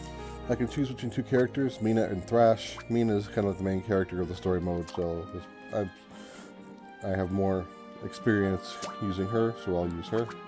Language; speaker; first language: English; native; English